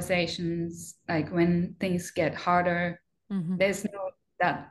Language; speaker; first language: English; non-native, fluent; German